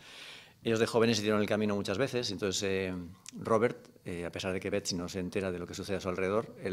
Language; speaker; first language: Spanish; native; Spanish